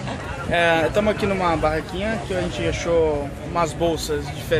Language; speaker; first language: Portuguese; native; Portuguese